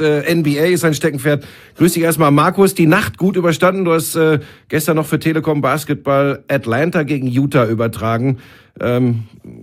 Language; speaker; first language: German; native; German